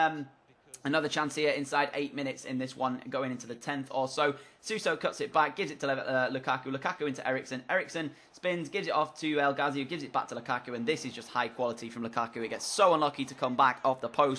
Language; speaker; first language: English; native; English